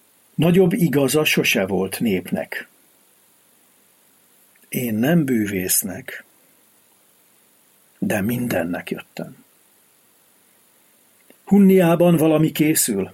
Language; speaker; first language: Hungarian; native; Hungarian